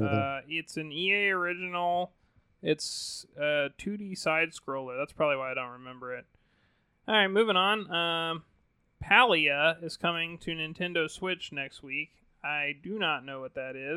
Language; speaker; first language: English; native; English